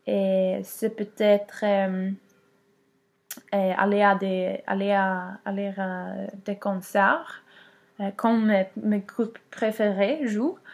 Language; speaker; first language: French; non-native, learner; Swedish